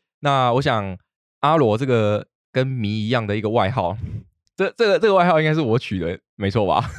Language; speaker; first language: Chinese; native; Chinese